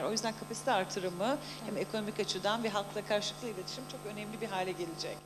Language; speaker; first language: Turkish; native; Turkish